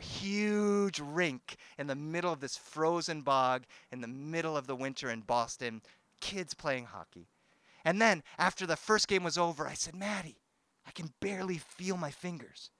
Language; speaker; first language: English; native; English